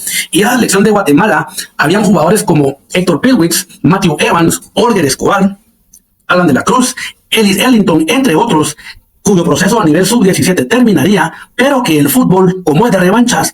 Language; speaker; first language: Spanish; native; Spanish